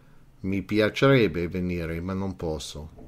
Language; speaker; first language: Italian; non-native, fluent; English